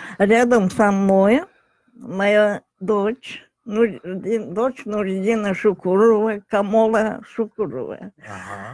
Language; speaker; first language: Russian; non-native, local second language; Tajik